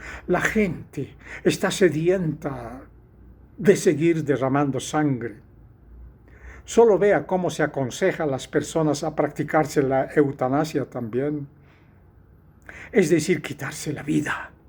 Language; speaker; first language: Spanish; native; Spanish